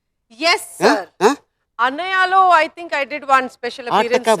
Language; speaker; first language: Telugu; non-native, local second language; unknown